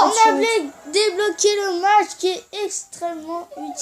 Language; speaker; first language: French; native; French